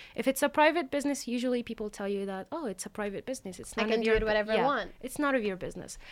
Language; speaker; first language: English; non-native, fluent; Arabic